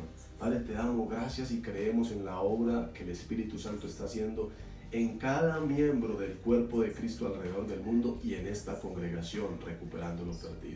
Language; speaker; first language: Spanish; native; Spanish